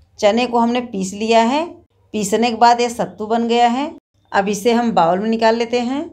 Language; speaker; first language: Hindi; native; Hindi